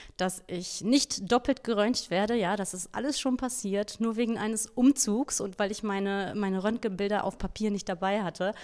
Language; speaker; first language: German; native; German